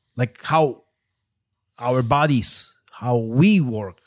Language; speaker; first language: English; non-native, fluent; Polish